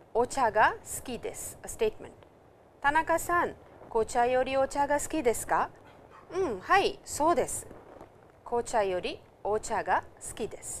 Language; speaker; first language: Japanese; non-native, fluent; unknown